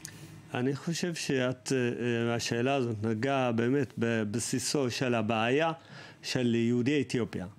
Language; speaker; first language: Hebrew; early bilingual, other home language; Amharic